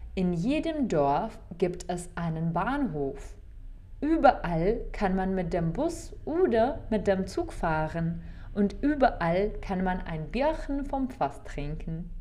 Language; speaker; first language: German; non-native, fluent; Czech